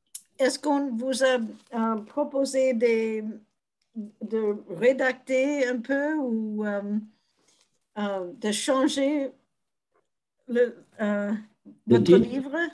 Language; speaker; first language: French; non-native, fluent; English